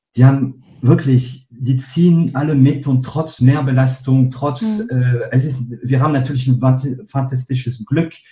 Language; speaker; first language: German; non-native, fluent; French